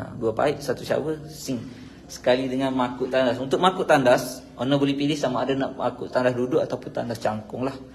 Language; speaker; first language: Malay; native; Malay